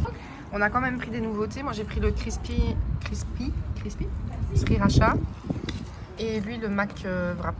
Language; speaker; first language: French; native; French